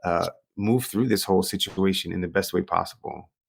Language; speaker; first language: English; native; English